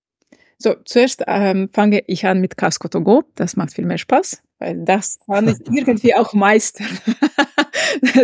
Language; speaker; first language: German; non-native, fluent; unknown